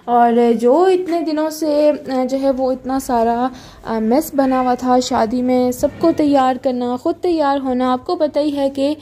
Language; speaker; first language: Urdu; native; Urdu